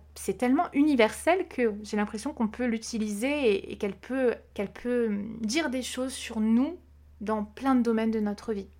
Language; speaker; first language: French; native; French